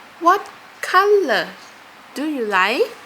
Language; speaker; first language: English; non-native, learner; Thai